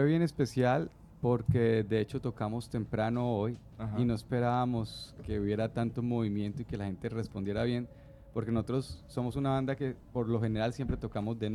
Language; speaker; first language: Spanish; native; Spanish